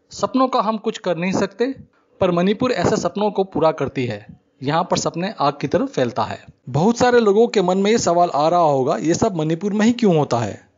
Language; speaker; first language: Hindi; native; Hindi